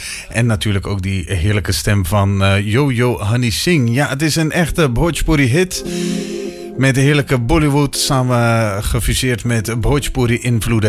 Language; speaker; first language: Dutch; native; Dutch